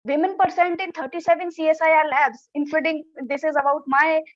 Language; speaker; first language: English; non-native, local second language; Hindi